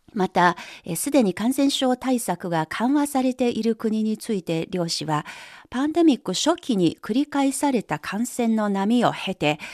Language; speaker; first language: Japanese; non-native, fluent; Chinese